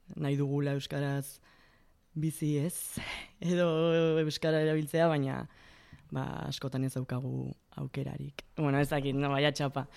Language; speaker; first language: Basque; non-native, local second language; Spanish